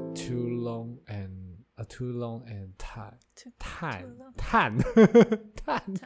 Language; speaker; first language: English; non-native, learner; Chinese